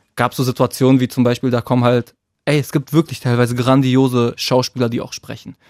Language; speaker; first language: German; early bilingual, other home language; Arabic